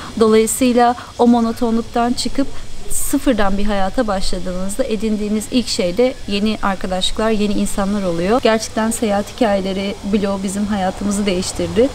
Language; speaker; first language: Turkish; native; Turkish